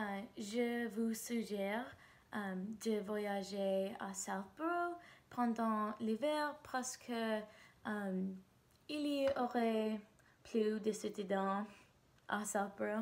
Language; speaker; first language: French; non-native, learner; English